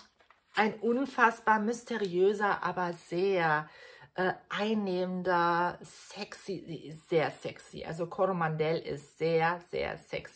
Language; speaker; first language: German; native; German